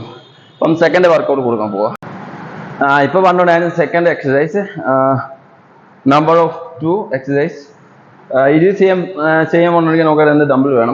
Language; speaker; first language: Malayalam; non-native, learner; Assamese